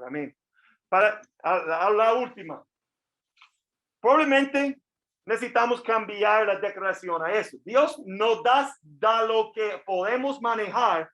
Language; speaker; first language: Spanish; non-native, fluent; English